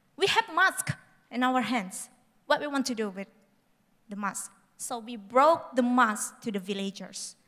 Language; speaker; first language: English; non-native, fluent; Indonesian